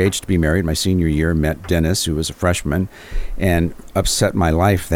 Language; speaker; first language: English; native; English